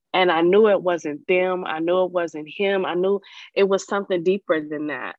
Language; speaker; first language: English; native; English